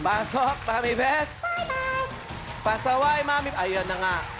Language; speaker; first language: Filipino; native; Filipino